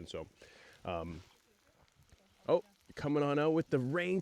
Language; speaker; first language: English; native; English